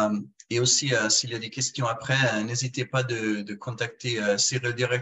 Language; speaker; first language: French; non-native, fluent; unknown